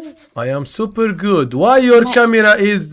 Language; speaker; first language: English; non-native, learner; Arabic